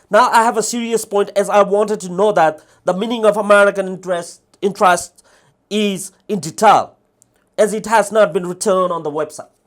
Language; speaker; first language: English; non-native, fluent; Nepali